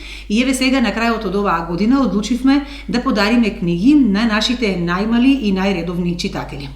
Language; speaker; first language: Macedonian; native; Macedonian